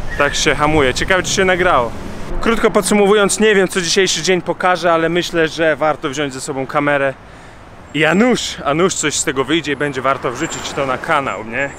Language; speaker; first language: Polish; native; Polish